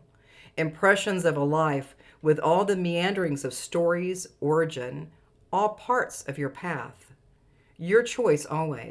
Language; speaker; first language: English; native; English